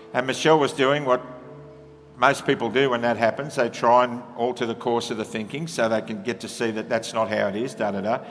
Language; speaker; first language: English; native; English